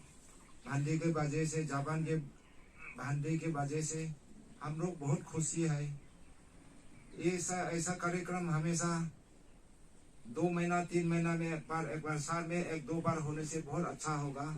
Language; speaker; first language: Hindi; non-native, local second language; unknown